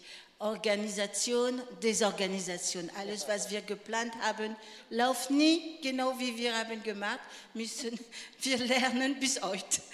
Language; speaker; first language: German; non-native, fluent; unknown